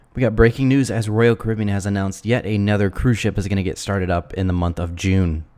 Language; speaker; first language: English; native; English